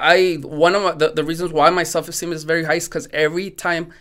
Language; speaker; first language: English; non-native, fluent; Spanish